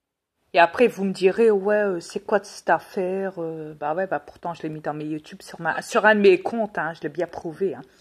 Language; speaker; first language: French; native; French